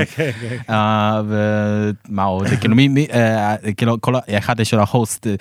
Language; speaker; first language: Hebrew; non-native, fluent; Chinese